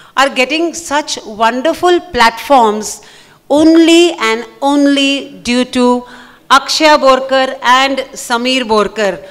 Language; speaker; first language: English; non-native, local second language; Marathi